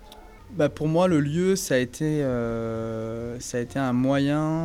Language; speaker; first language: French; native; French